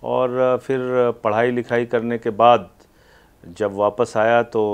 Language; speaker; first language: Hindi; native; Hindi